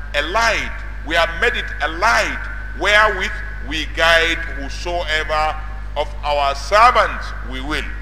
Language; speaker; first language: English; non-native, local second language; Hausa